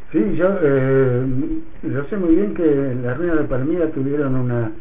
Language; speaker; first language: Spanish; native; Spanish